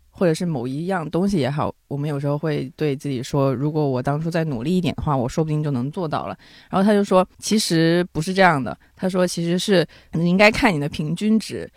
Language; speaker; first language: Chinese; non-native, local second language; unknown